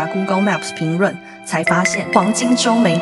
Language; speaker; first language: Chinese; native; Chinese